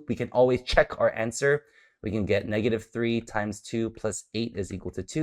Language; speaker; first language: English; native; English